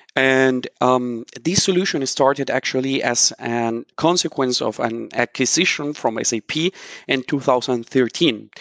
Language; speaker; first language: English; non-native, fluent; Spanish